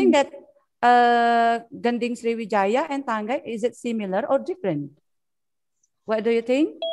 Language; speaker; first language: English; non-native, fluent; Indonesian